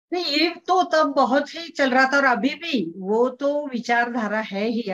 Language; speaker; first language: Hindi; non-native, local second language; Marathi